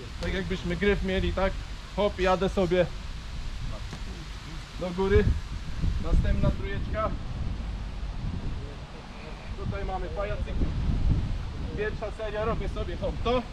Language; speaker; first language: Polish; native; Polish